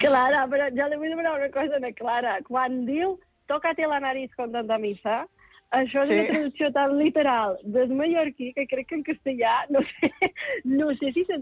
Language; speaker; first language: Catalan; native; Catalan